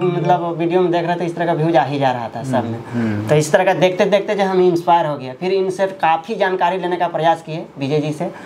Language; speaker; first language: Hindi; native; Hindi